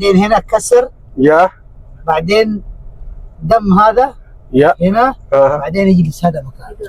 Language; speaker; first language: Arabic; non-native, learner; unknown